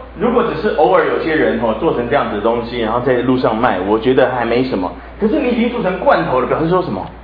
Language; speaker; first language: Chinese; native; Chinese